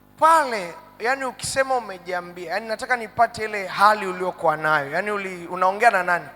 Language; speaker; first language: Swahili; native; Swahili